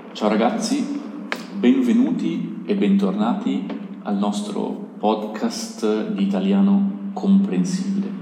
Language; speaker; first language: Italian; native; Italian